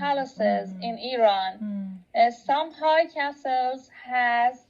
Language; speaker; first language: English; non-native, local second language; Persian